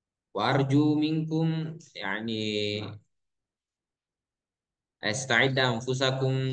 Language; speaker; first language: Arabic; non-native, fluent; Indonesian